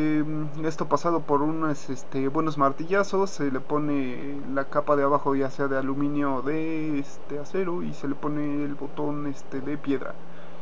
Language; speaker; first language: Spanish; native; Spanish